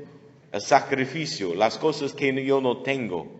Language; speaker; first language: Spanish; non-native, learner; English